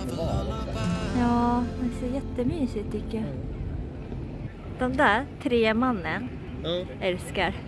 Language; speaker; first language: Swedish; non-native, learner; Japanese